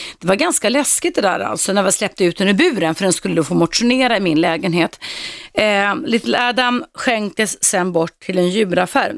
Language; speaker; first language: Swedish; native; Swedish